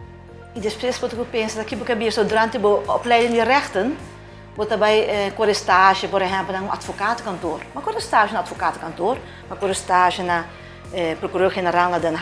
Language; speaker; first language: Dutch; non-native, local second language; Papiamento